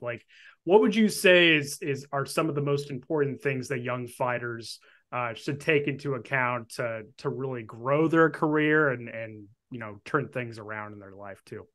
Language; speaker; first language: English; native; English